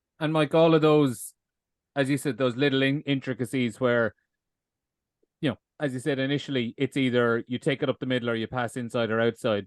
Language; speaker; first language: English; native; English